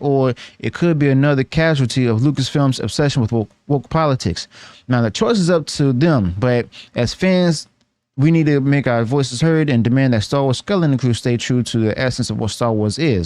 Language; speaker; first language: English; native; English